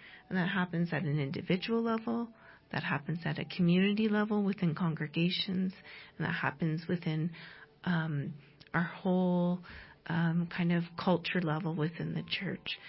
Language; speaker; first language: English; native; English